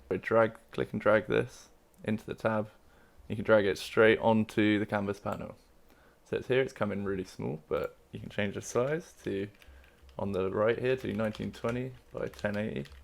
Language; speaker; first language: English; native; English